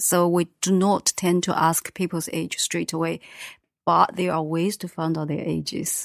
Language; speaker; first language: English; non-native, fluent; Chinese